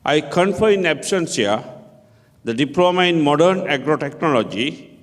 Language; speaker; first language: English; non-native, local second language; Sinhala